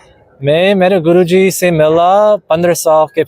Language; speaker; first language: Hindi; non-native, learner; English